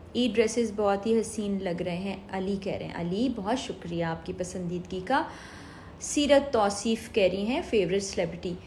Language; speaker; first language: Urdu; native; Urdu